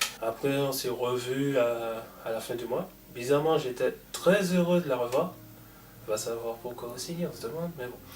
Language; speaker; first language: French; native; French